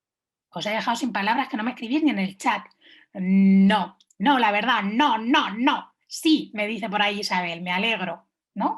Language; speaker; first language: Spanish; native; Spanish